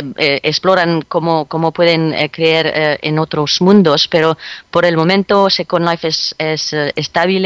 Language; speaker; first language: Spanish; non-native, fluent; French